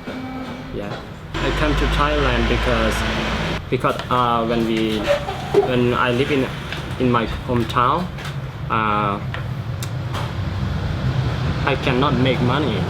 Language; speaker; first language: English; non-native, learner; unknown